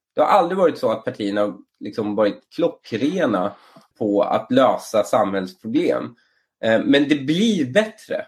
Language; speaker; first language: Swedish; early bilingual, other home language; Persian